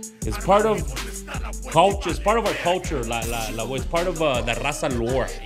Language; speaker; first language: English; early bilingual, other home language; Spanish